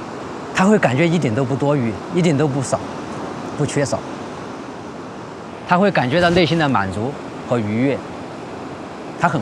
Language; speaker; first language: Chinese; native; Chinese